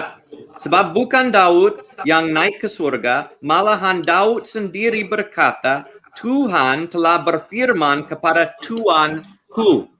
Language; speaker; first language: Indonesian; non-native, learner; English